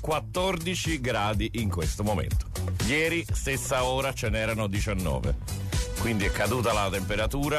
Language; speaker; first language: Italian; native; Italian